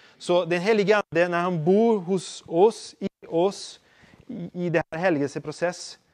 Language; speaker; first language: Swedish; non-native, fluent; Portuguese